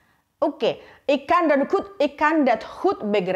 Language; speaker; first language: Dutch; non-native, learner; Indonesian